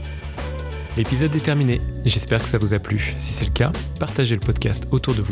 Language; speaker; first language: French; native; French